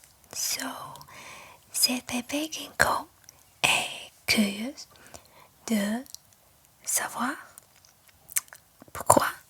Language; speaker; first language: French; non-native, learner; Chinese